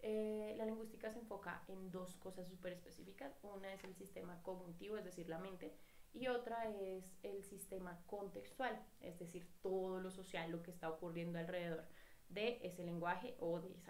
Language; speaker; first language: Spanish; native; Spanish